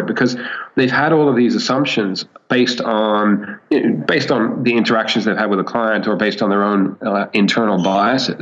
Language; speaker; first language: English; native; English